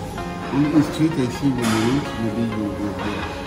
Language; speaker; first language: English; non-native, learner; French